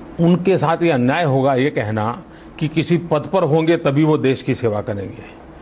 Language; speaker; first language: Hindi; non-native, local second language; Gujarati